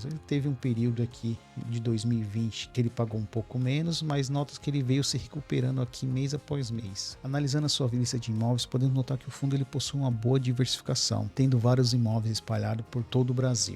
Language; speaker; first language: Portuguese; native; Portuguese